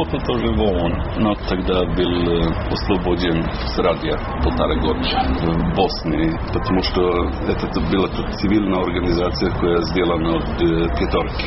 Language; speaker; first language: Russian; non-native, learner; Serbian